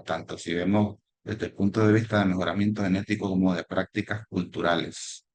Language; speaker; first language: Spanish; native; Spanish